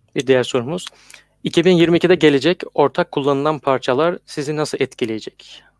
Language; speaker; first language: Turkish; native; Turkish